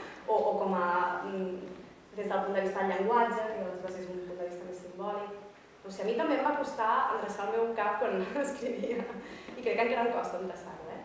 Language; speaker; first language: Catalan; native; Catalan